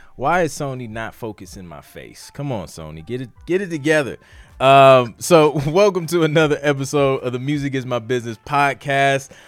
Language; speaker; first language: English; native; English